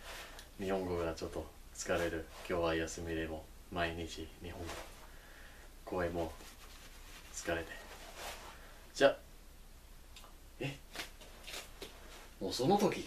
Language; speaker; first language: Japanese; non-native, learner; English